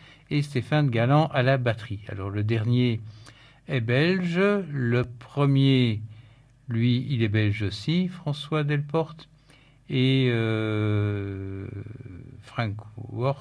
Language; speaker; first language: French; native; French